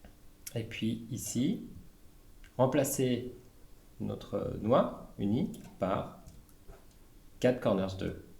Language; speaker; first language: French; native; French